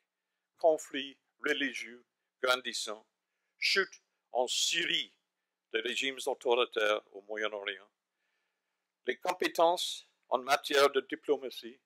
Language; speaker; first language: French; non-native, fluent; English